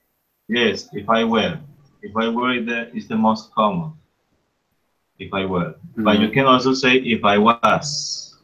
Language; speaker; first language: English; non-native, fluent; Spanish